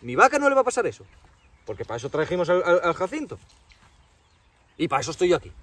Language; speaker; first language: Spanish; native; Spanish